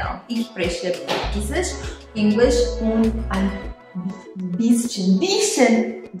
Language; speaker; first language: German; non-native, learner; Portuguese